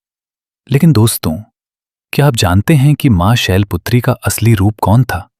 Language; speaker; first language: Hindi; native; Hindi